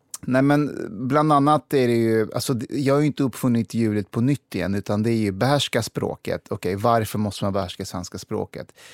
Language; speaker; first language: Swedish; early bilingual, other home language; Persian